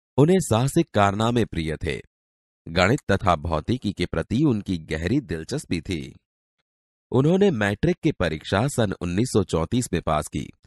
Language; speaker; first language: Hindi; non-native, local second language; Gujarati